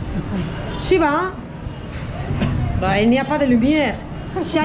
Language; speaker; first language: French; non-native, fluent; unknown